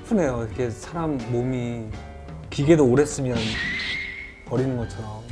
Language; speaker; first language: Korean; native; Korean